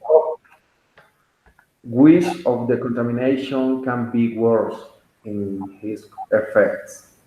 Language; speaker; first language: English; non-native, learner; Spanish